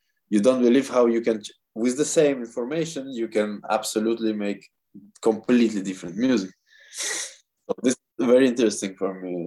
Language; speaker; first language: English; non-native, fluent; Russian